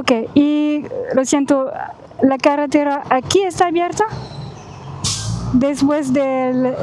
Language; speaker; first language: Spanish; non-native, learner; French